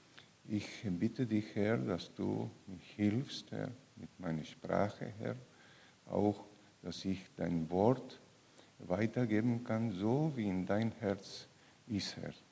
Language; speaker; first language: German; non-native, learner; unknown